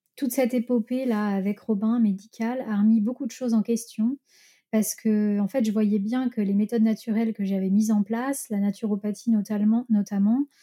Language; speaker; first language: French; native; French